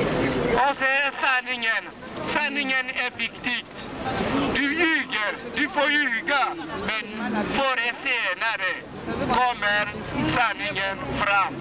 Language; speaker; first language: Swedish; non-native, learner; French